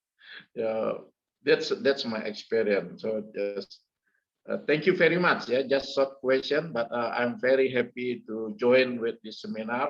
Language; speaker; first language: English; non-native, fluent; Indonesian